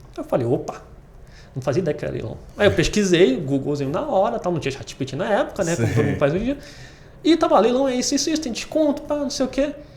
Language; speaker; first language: Portuguese; native; Portuguese